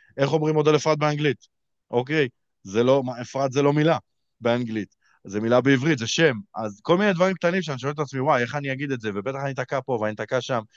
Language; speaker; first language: Hebrew; native; Hebrew